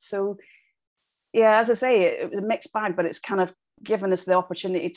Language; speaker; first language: English; native; English